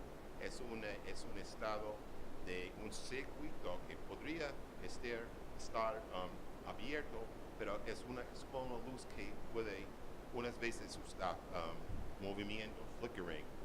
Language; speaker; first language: Spanish; non-native, learner; English